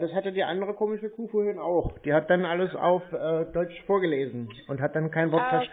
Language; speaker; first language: German; native; German